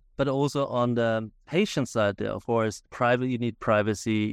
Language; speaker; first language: English; non-native, fluent; German